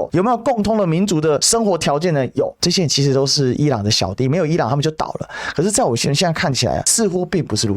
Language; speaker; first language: Chinese; native; Chinese